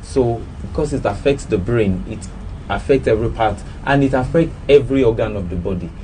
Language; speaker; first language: English; non-native, local second language; Yoruba